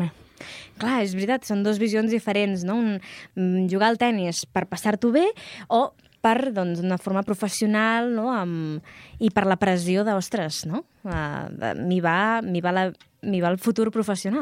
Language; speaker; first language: Catalan; native; Catalan